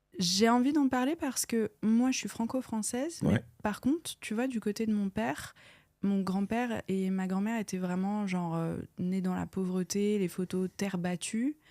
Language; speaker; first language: French; native; French